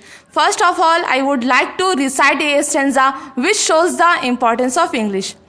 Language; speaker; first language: English; non-native, learner; Hindi